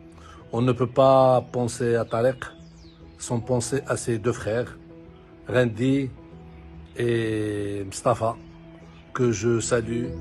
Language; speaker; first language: French; non-native, local second language; Arabic